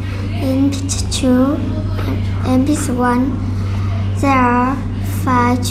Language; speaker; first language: English; non-native, learner; Vietnamese